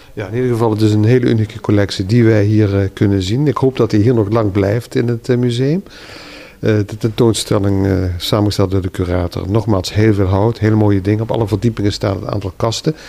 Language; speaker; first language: Dutch; native; Dutch